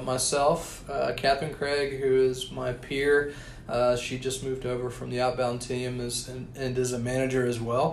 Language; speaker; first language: English; native; English